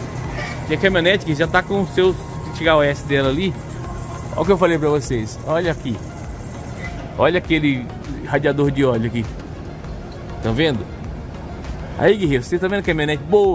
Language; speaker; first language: Portuguese; native; Portuguese